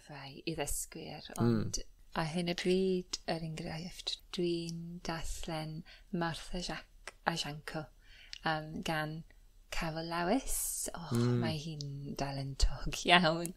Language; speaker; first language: Welsh; non-native, learner; English